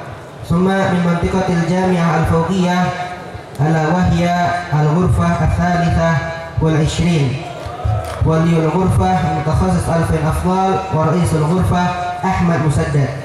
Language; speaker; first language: Arabic; non-native, fluent; Indonesian